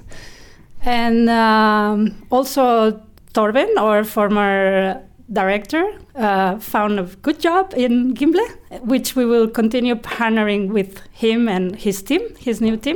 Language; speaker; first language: English; non-native, fluent; Spanish